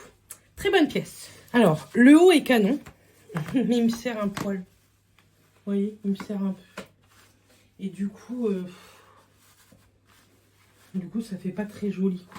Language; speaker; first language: French; native; French